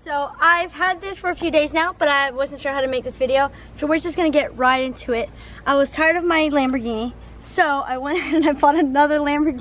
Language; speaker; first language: English; native; English